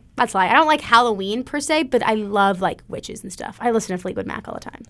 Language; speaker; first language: English; native; English